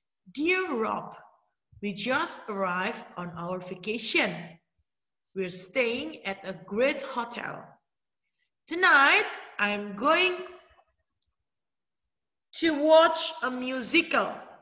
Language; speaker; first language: English; non-native, fluent; Indonesian